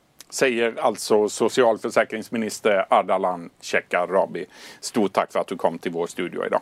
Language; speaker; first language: Swedish; native; Swedish